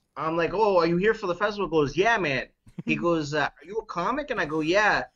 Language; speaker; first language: English; native; English